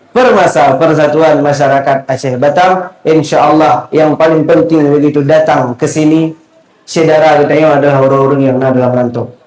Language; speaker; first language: Malay; non-native, local second language; Achinese